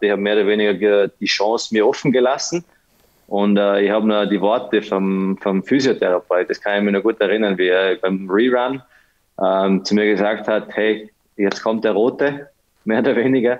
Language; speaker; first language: German; native; German